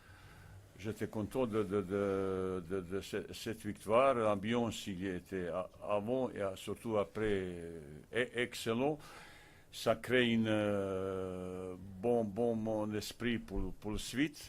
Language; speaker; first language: French; non-native, fluent; Bosnian